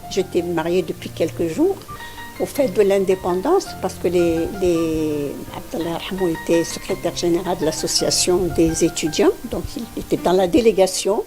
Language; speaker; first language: French; non-native, local second language; Arabic